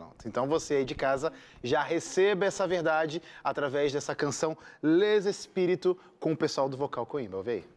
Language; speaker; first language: Portuguese; native; Portuguese